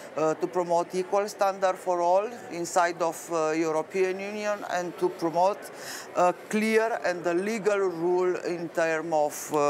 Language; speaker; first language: English; non-native, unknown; Romanian